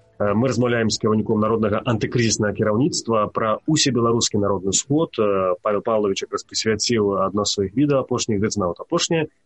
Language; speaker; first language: Belarusian; native; Belarusian